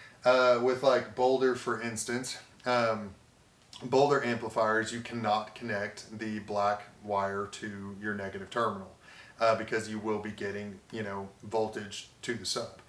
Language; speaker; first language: English; native; English